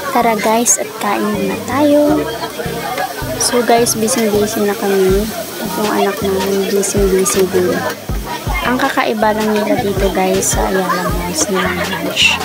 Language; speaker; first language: Filipino; non-native, local second language; Hiligaynon